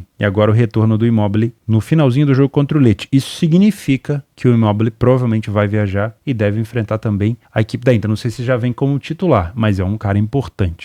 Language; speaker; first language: Portuguese; native; Portuguese